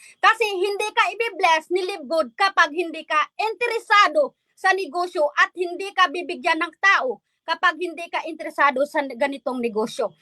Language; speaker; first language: Filipino; non-native, local second language; Waray